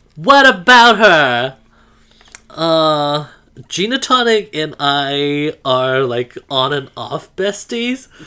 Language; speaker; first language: English; non-native, fluent; Burmese